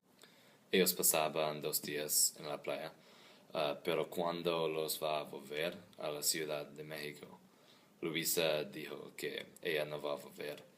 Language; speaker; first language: Spanish; non-native, learner; English